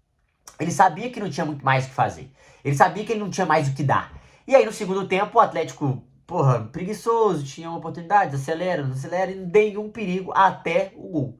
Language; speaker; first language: Portuguese; native; Portuguese